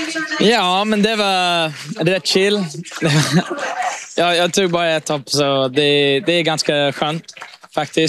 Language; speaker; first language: Swedish; early bilingual, heritage; English